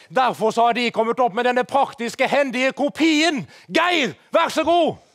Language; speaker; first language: Norwegian; native; Norwegian